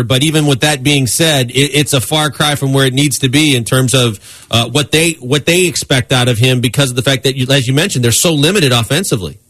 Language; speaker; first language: English; native; English